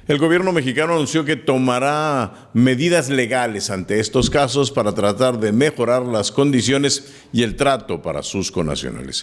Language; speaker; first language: Spanish; native; Spanish